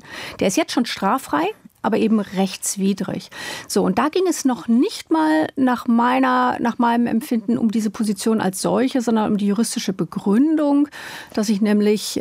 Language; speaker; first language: German; native; German